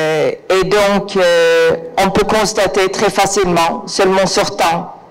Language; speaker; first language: French; non-native, fluent; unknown